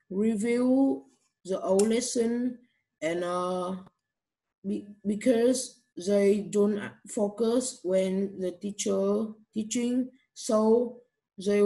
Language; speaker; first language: English; non-native, learner; Vietnamese